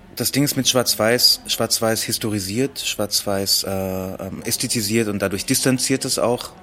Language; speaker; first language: German; early bilingual, other home language; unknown